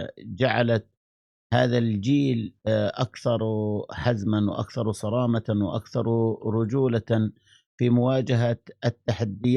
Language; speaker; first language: Arabic; native; Arabic